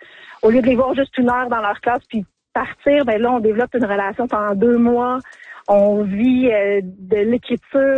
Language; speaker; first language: French; native; French